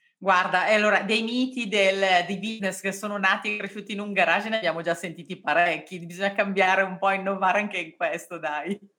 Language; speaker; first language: Italian; native; Italian